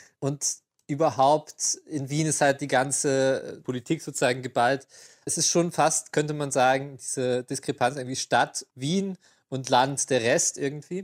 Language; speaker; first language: German; native; German